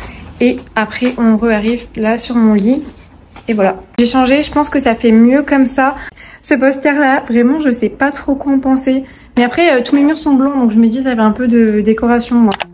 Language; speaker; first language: French; native; French